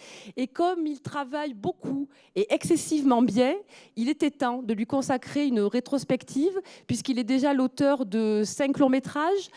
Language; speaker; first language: French; native; French